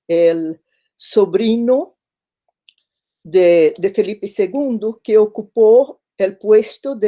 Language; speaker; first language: Spanish; non-native, fluent; Portuguese